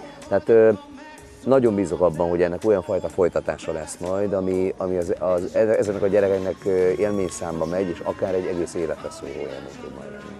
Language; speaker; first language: Hungarian; native; Hungarian